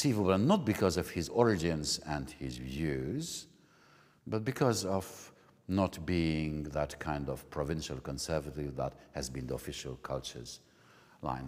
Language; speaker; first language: English; non-native, fluent; Hungarian